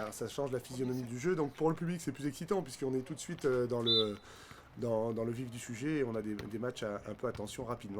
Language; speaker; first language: French; native; French